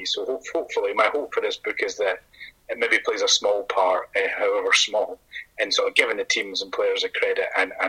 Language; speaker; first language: English; native; English